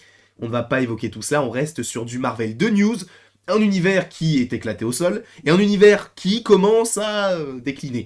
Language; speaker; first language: French; native; French